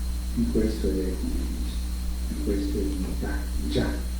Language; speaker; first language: Italian; non-native, fluent; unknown